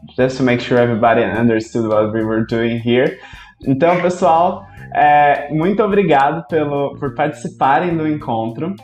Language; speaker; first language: English; non-native, fluent; Portuguese